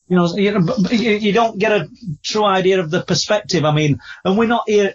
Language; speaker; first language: English; native; English